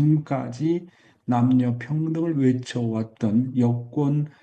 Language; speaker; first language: Korean; native; Korean